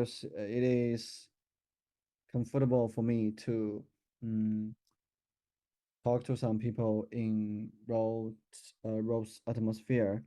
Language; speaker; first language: English; non-native, learner; Chinese